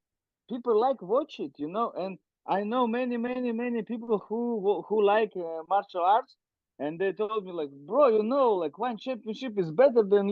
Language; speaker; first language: English; non-native, learner; Russian